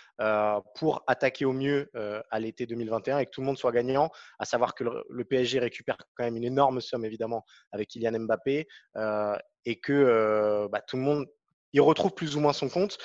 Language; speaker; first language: French; native; French